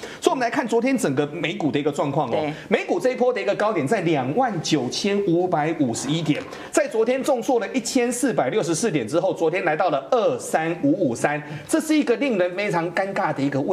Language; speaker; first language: Chinese; native; Chinese